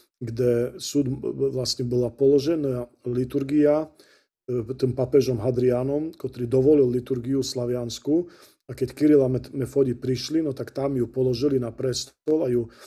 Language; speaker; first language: Slovak; native; Slovak